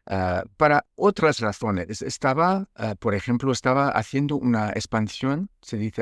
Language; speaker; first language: Spanish; non-native, fluent; French